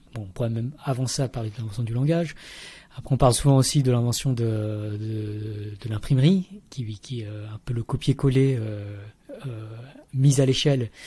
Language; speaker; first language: French; early bilingual, other home language; Vietnamese